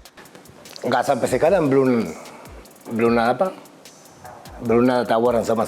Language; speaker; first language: Indonesian; non-native, fluent; Spanish